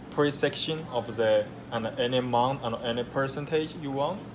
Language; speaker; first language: English; non-native, learner; Chinese